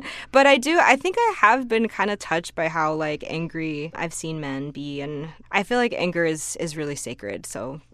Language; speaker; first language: English; native; English